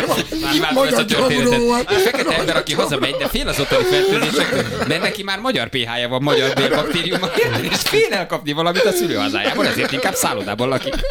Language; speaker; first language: Hungarian; native; Hungarian